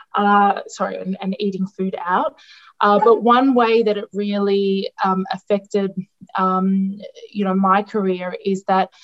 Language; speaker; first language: English; non-native, local second language; Greek